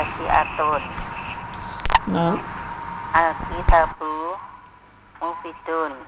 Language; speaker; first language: Arabic; non-native, learner; Indonesian